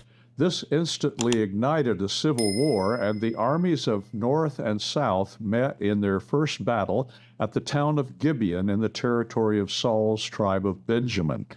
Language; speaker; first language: English; native; English